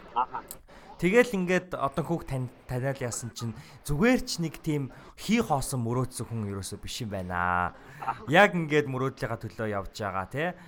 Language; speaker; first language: Mongolian; native; Mongolian